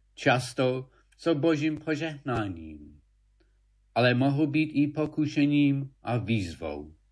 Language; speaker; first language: Czech; non-native, fluent; English